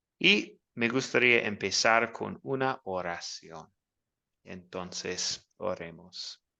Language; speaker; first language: Spanish; non-native, learner; English